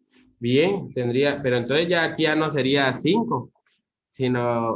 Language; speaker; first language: Spanish; native; Spanish